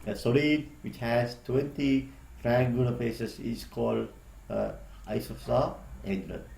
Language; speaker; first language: English; non-native, local second language; Sinhala